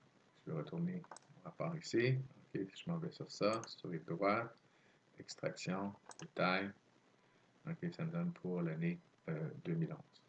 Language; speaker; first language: French; native; French